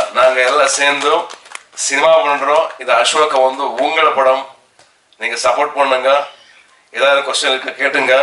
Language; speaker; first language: Tamil; non-native, learner; Kannada